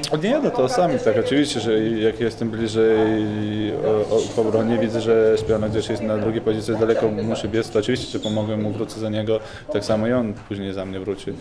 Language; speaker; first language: Polish; non-native, fluent; Latvian